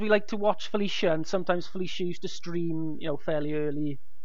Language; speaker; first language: English; native; English